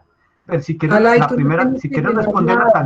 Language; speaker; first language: Spanish; native; Spanish